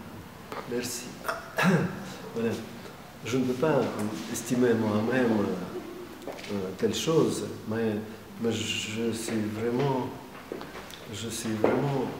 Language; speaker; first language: French; non-native, fluent; Russian